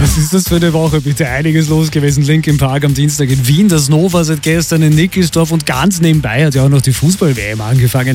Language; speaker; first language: German; native; German